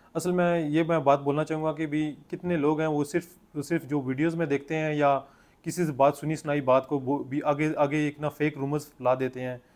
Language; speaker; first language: Urdu; early bilingual, heritage; Urdu